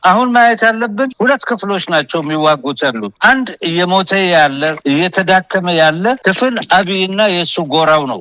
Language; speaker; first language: Amharic; non-native, local second language; Oromo